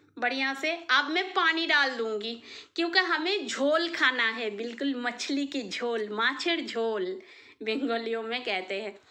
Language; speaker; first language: Hindi; non-native, local second language; Bangla